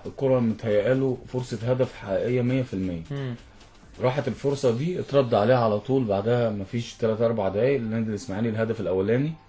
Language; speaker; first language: Arabic; native; Arabic